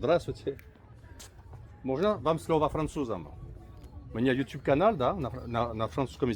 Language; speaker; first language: Russian; non-native, learner; French